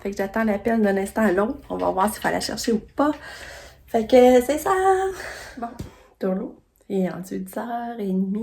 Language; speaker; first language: French; native; French